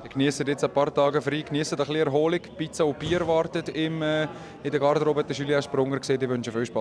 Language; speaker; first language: German; native; German